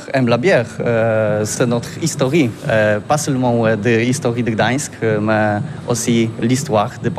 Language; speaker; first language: French; non-native, learner; Polish